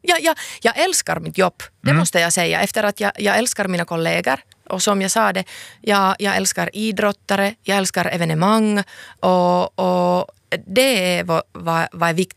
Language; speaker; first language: Swedish; non-native, local second language; Finnish